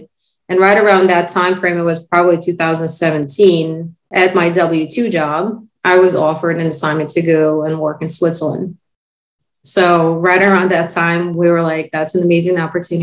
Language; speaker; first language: English; non-native, fluent; Russian